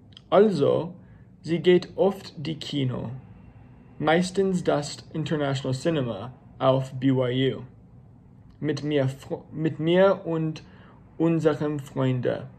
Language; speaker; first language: German; non-native, learner; English